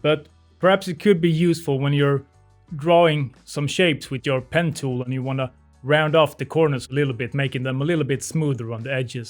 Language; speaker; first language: English; non-native, fluent; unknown